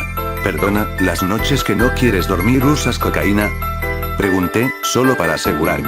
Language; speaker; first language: Spanish; native; Spanish